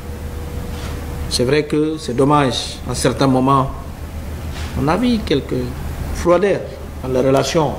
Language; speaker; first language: French; non-native, fluent; Upper Guinea Crioulo